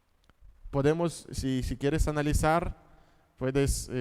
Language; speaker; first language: Spanish; non-native, fluent; Russian